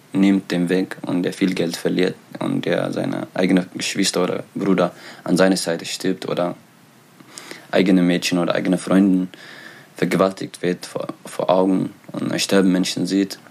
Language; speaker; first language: German; non-native, learner; Tigrinya